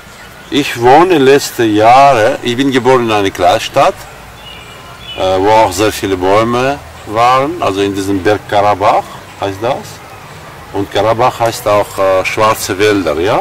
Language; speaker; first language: German; non-native, fluent; Armenian